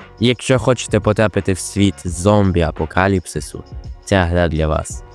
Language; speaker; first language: Ukrainian; native; Ukrainian